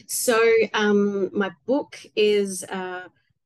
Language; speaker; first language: English; native; English